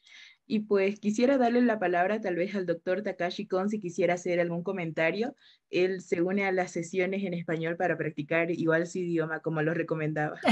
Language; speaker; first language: Spanish; native; Spanish